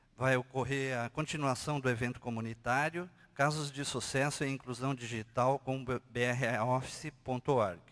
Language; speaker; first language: Portuguese; native; Portuguese